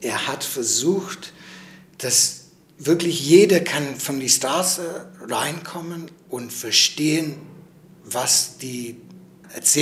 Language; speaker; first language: German; non-native, learner; English